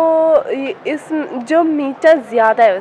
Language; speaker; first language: Hindi; non-native, learner; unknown